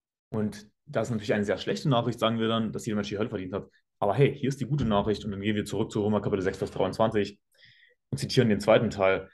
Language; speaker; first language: German; native; German